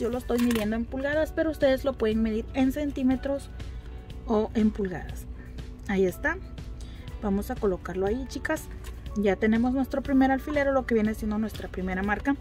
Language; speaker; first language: Spanish; native; Spanish